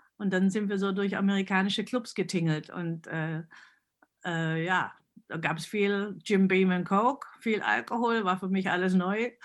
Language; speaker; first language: German; early bilingual, other home language; Italian